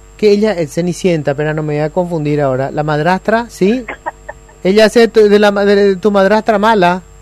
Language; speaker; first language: Spanish; native; Spanish